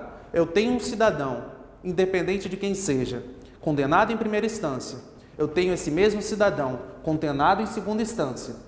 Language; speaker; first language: Portuguese; native; Portuguese